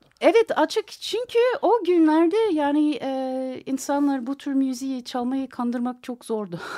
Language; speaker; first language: Turkish; non-native, fluent; English